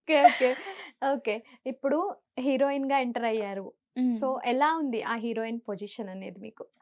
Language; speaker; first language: Telugu; native; Telugu